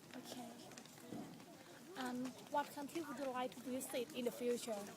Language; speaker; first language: English; non-native, learner; Thai